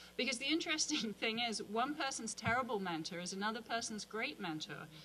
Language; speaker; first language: English; native; English